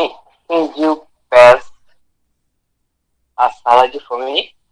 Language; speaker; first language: English; non-native, learner; Portuguese